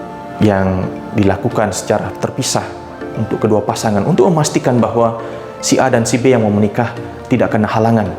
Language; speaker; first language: Indonesian; native; Indonesian